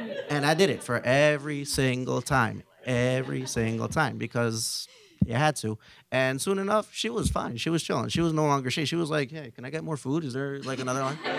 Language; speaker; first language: English; early bilingual, other home language; Spanish